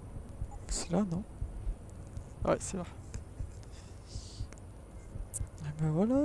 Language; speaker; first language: French; native; French